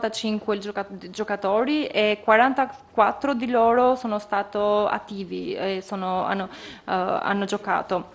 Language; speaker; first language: Italian; non-native, fluent; Albanian